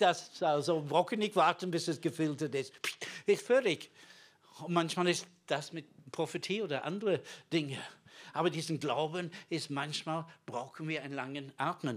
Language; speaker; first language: German; non-native, fluent; English